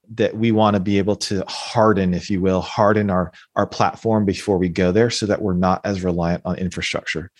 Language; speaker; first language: English; native; English